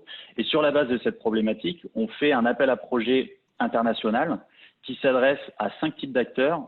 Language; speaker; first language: French; native; French